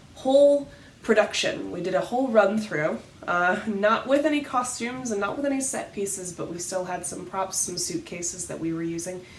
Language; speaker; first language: English; native; English